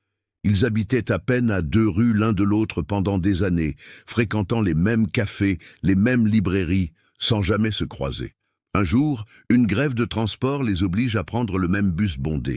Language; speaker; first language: French; native; French